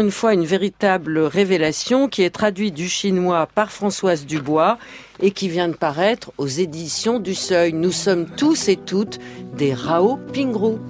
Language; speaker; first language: French; native; French